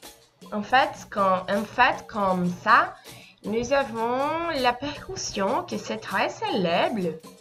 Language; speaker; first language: French; non-native, learner; Portuguese